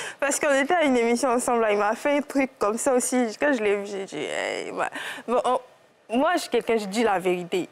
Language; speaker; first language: French; native; French